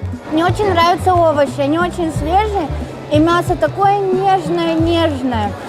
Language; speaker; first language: Russian; native; Russian